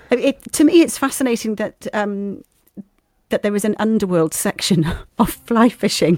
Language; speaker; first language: English; native; English